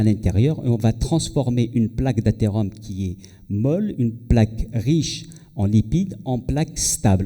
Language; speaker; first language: French; non-native, local second language; Arabic